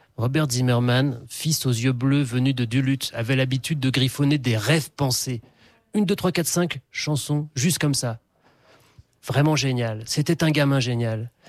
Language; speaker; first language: French; native; French